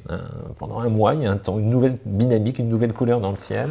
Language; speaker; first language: French; native; French